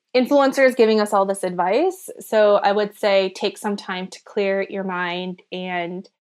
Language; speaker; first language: English; early bilingual, other home language; Chinese